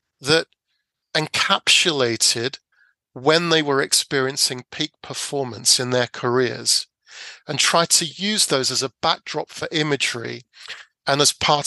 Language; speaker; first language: English; native; English